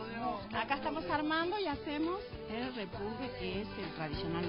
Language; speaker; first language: Spanish; native; Spanish